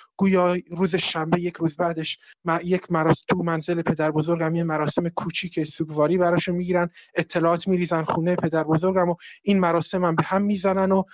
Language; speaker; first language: Persian; non-native, local second language; Kurdish